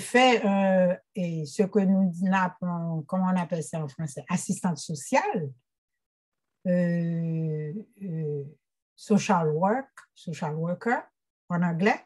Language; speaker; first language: French; non-native, local second language; Haitian Creole